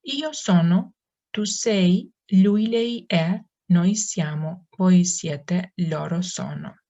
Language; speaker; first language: Italian; non-native, fluent; Turkish